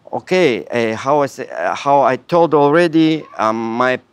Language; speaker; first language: English; non-native, learner; Russian